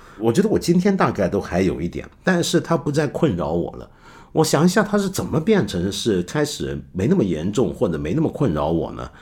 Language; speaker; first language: Chinese; non-native, local second language; Cantonese